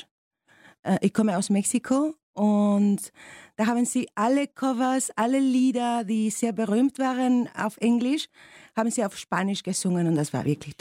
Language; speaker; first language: German; non-native, fluent; Spanish